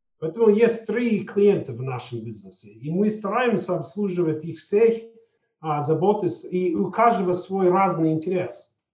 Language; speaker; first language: Russian; non-native, fluent; English